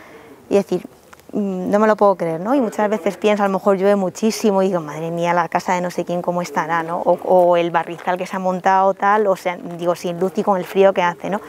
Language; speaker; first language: Spanish; native; Spanish